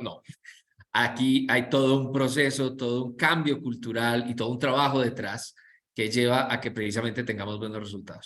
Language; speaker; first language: Spanish; native; Spanish